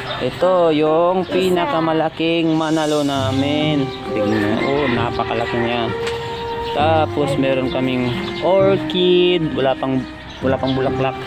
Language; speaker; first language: Filipino; non-native, local second language; Cebuano